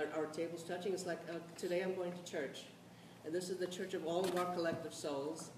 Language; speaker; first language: English; native; English